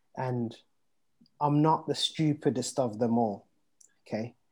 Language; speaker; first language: English; early bilingual, other home language; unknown